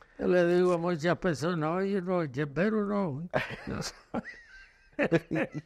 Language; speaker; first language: Spanish; native; Spanish